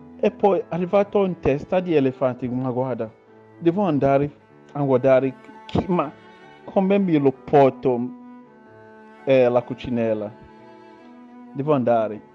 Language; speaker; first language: Italian; non-native, learner; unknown